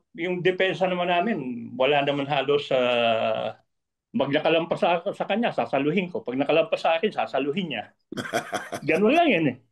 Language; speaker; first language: Filipino; non-native, local second language; Bikol